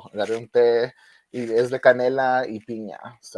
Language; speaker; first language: Spanish; early bilingual, heritage; Spanish